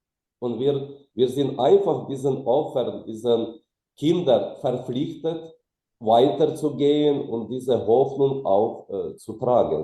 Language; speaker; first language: German; non-native, fluent; Ukrainian